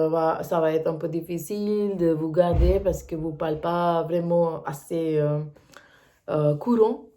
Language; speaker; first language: French; non-native, learner; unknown